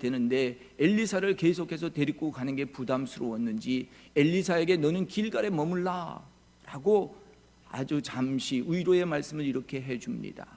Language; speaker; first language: Korean; native; Korean